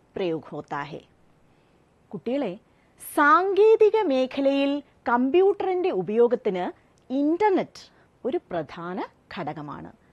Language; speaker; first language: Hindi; non-native, local second language; Malayalam